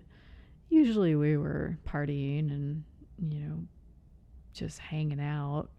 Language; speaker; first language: English; native; English